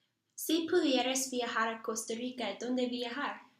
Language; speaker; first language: Spanish; non-native, learner; English